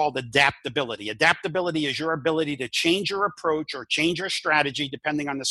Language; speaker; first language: English; native; English